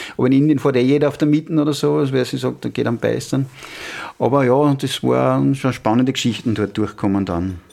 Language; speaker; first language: German; native; German